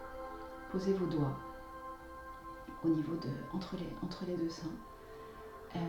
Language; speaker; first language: French; native; French